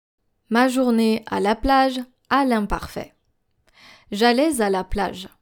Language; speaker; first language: French; non-native, fluent; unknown